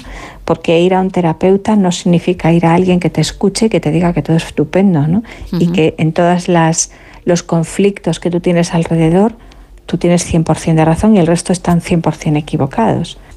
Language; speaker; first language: Spanish; native; Spanish